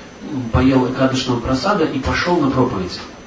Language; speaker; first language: Russian; native; Russian